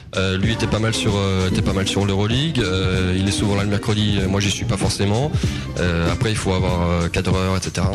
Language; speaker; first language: French; native; French